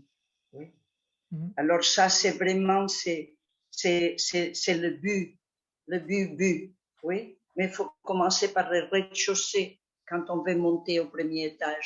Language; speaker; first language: French; non-native, fluent; Catalan